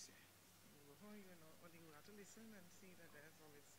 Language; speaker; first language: English; native; English